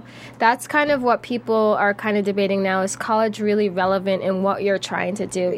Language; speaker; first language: English; native; English